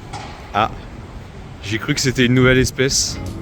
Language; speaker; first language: French; native; French